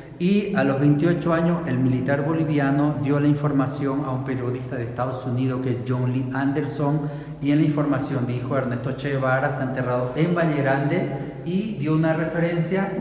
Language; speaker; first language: Spanish; native; Spanish